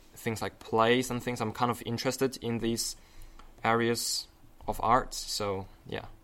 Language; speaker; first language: English; non-native, fluent; Chinese